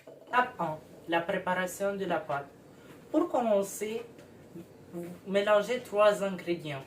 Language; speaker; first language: French; non-native, learner; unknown